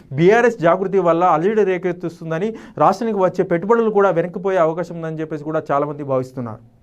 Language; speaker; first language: Telugu; native; Telugu